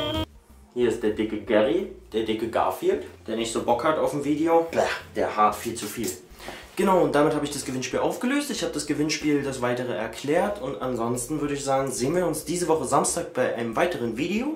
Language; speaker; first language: German; native; German